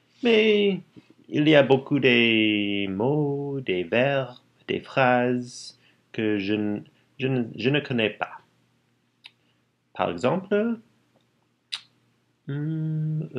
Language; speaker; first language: French; non-native, learner; English